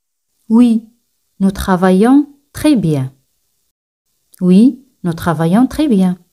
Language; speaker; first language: French; non-native, fluent; Spanish